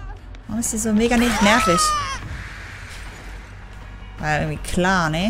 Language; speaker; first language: German; native; German